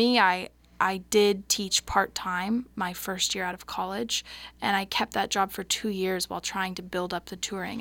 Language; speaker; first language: English; native; English